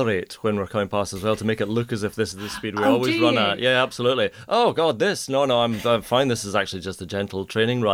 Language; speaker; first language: English; native; English